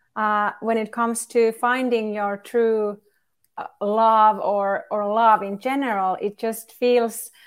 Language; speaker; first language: English; non-native, fluent; Finnish